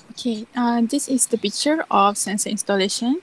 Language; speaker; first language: English; non-native, local second language; Malay